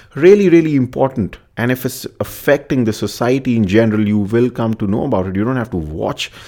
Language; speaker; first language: English; non-native, local second language; Hindi